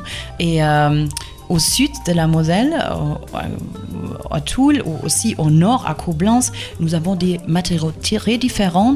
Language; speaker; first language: French; non-native, fluent; German